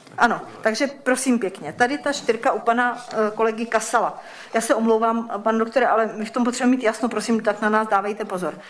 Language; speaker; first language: Czech; native; Czech